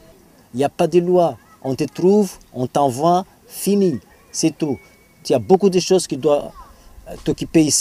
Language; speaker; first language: French; non-native, learner; Comorian